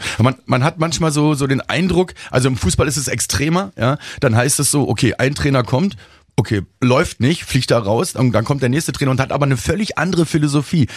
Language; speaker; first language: German; native; German